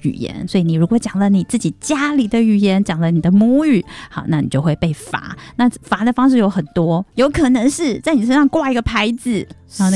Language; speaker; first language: Chinese; non-native, local second language; Min Nan Chinese